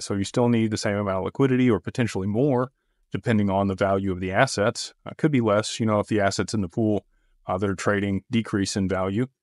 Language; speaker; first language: English; native; English